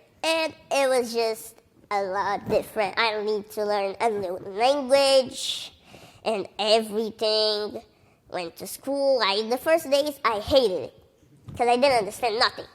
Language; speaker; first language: English; early bilingual, other home language; Portuguese